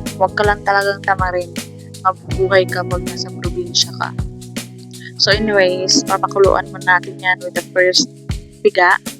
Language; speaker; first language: Filipino; non-native, local second language; Cebuano